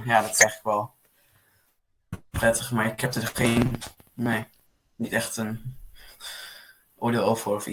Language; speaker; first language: Dutch; early bilingual, other home language; German